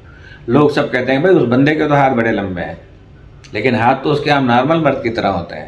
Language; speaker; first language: Urdu; native; Urdu